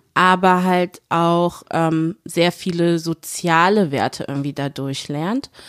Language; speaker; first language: German; early bilingual, other home language; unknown